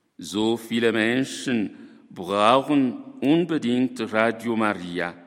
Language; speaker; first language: German; non-native, fluent; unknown